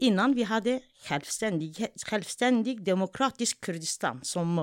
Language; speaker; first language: Swedish; non-native, fluent; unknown